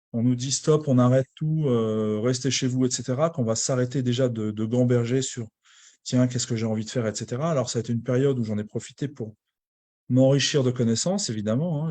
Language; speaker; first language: French; native; French